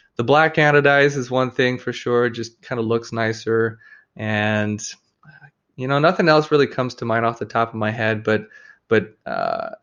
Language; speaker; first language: English; native; English